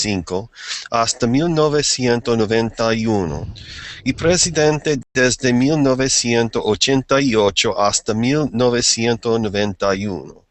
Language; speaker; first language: Spanish; non-native, fluent; English